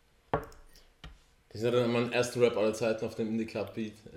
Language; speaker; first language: German; native; German